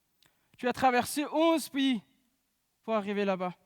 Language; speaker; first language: French; non-native, learner; Pashto